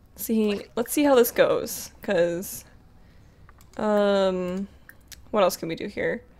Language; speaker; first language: English; native; English